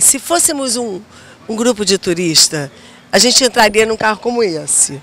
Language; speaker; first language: Portuguese; native; Portuguese